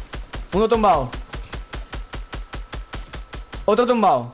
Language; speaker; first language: Spanish; native; Spanish